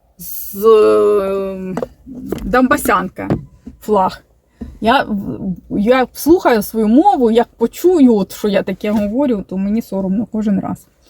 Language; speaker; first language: Ukrainian; non-native, local second language; Russian